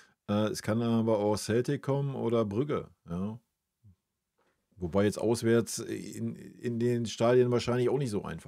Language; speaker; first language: German; native; German